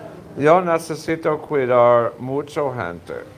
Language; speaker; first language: Spanish; non-native, learner; English